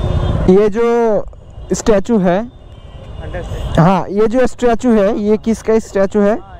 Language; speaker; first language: Hindi; non-native, learner; Bangla